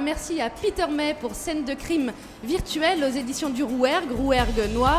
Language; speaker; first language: French; native; French